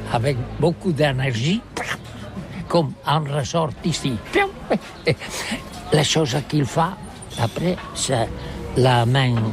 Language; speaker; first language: French; non-native, learner; Catalan